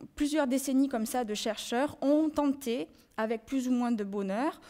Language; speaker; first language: French; native; French